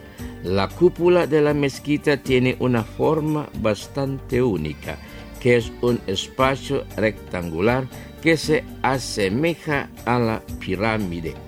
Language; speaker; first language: Spanish; non-native, fluent; Indonesian